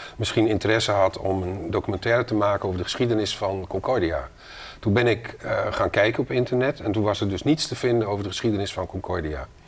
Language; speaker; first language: Dutch; native; Dutch